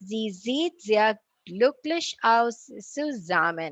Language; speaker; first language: German; non-native, learner; Tamil